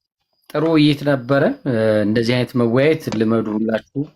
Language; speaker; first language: Amharic; native; Amharic